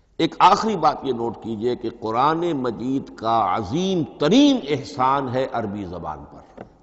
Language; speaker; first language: Urdu; native; Urdu